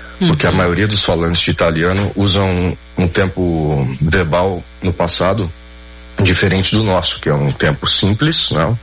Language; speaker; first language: Portuguese; native; Portuguese